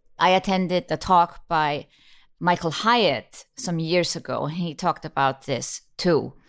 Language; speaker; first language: English; non-native, fluent; Icelandic